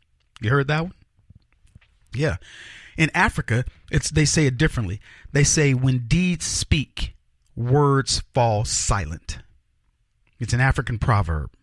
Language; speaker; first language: English; native; English